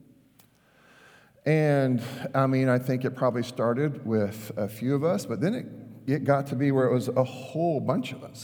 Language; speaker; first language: English; native; English